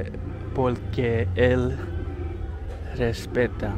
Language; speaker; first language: Spanish; non-native, learner; English